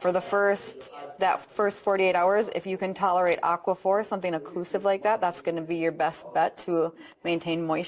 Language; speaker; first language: English; native; English